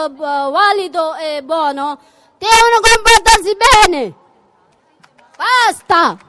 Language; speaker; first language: Italian; non-native, fluent; Tibetan